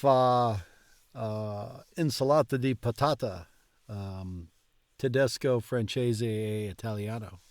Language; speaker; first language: Italian; non-native, learner; English